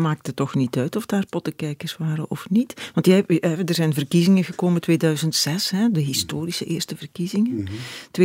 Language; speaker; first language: Dutch; native; Dutch